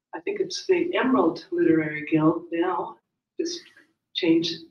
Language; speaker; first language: English; native; English